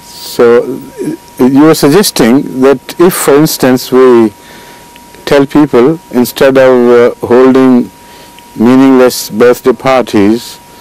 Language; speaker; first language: English; non-native, local second language; Urdu